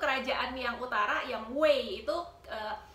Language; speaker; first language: Indonesian; native; Indonesian